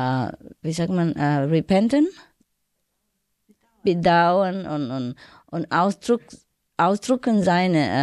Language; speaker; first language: German; non-native, learner; Vietnamese